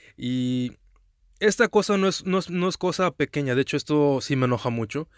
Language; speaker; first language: Spanish; early bilingual, heritage; Spanish